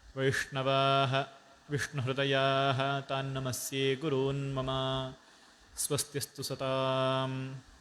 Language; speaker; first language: Kannada; non-native, local second language; Tulu